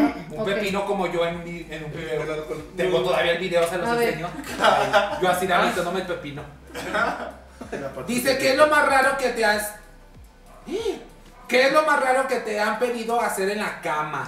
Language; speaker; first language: Spanish; native; Spanish